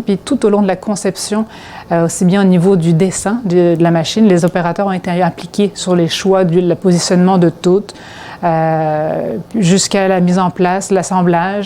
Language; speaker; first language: French; native; French